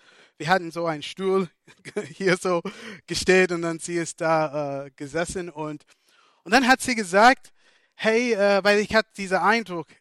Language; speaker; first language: German; non-native, fluent; English